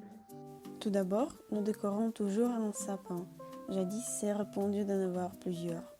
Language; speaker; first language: French; non-native, fluent; Russian